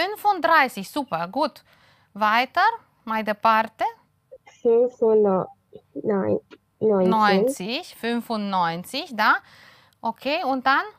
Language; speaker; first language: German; non-native, fluent; Romanian